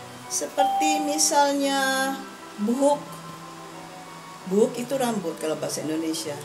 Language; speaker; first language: Indonesian; non-native, fluent; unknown